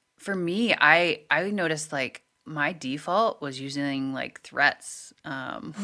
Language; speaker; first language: English; native; English